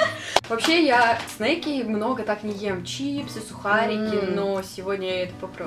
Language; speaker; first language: Russian; native; Russian